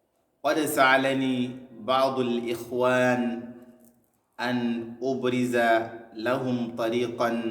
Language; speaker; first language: Arabic; non-native, fluent; Hausa